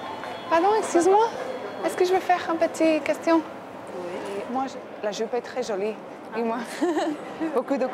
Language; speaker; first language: French; non-native, learner; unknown